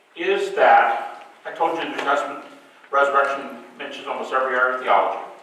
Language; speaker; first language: English; native; English